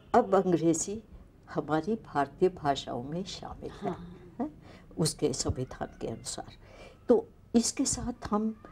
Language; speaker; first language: Urdu; non-native, local second language; Punjabi